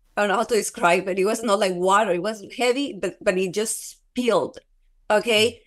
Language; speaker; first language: English; non-native, fluent; Spanish